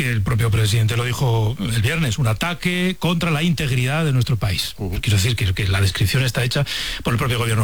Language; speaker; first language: Spanish; native; Spanish